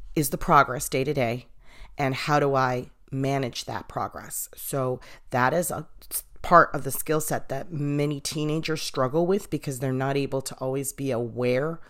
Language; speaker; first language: English; native; English